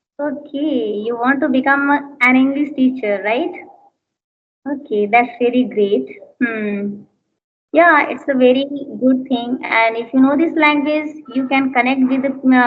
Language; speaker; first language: English; non-native, learner; Hindi